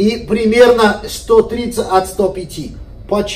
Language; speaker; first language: Russian; non-native, fluent; Portuguese